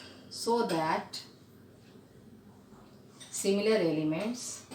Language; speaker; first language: English; non-native, local second language; Hindi